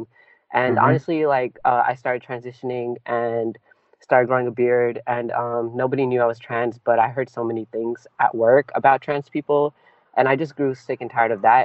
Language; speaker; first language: English; early bilingual, other home language; Punjabi